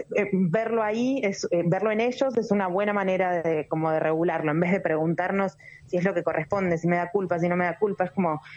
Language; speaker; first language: Spanish; native; Spanish